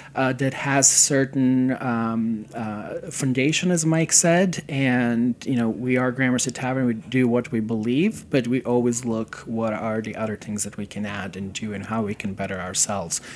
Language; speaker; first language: English; non-native, fluent; Serbian